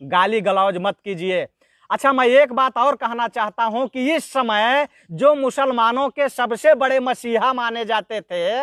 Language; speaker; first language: Hindi; native; Hindi